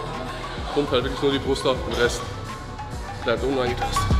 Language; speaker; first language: German; native; German